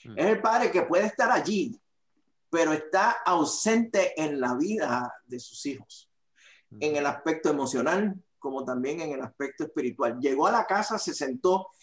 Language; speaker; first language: Spanish; native; Spanish